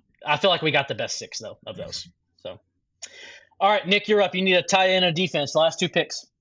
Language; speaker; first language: English; native; English